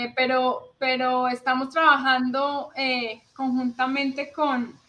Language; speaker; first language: Spanish; native; Spanish